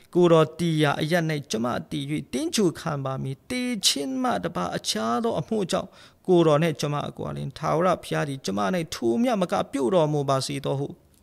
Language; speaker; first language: Burmese; non-native, local second language; Tedim Chin